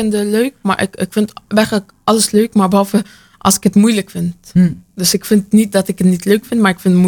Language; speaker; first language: Dutch; early bilingual, other home language; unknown